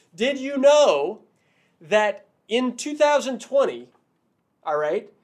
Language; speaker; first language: English; native; English